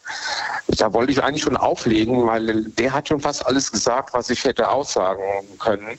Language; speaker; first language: German; native; German